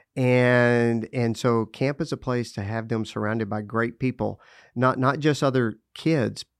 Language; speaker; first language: English; native; English